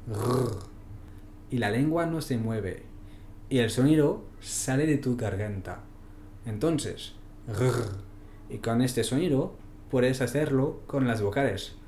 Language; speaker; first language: Spanish; non-native, fluent; French